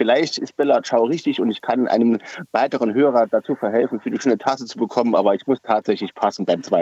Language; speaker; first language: German; native; German